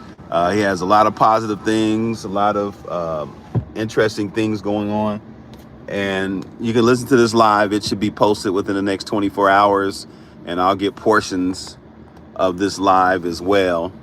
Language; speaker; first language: English; native; English